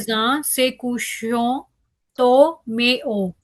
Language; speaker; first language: French; non-native, learner; Punjabi